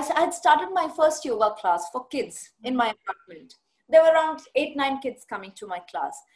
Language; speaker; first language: English; non-native, local second language; Punjabi